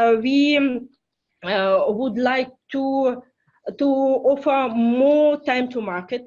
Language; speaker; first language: English; non-native, fluent; French